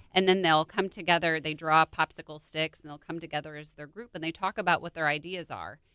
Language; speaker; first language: English; native; English